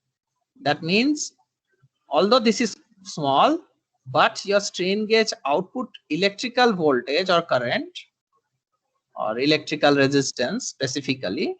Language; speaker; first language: English; non-native, local second language; Bangla